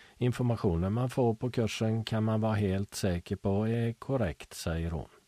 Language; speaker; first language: Swedish; native; Swedish